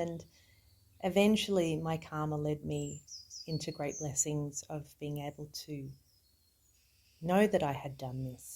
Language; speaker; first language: English; native; English